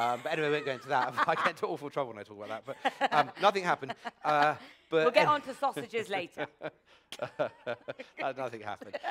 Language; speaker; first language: English; native; English